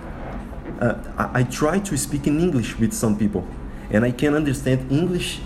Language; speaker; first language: English; non-native, learner; Portuguese